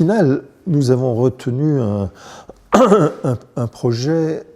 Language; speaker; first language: French; non-native, local second language; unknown